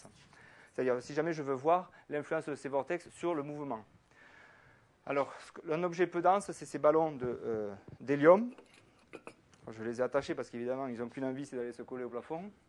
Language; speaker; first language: French; native; French